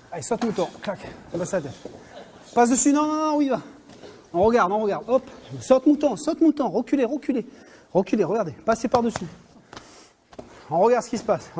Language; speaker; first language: French; native; French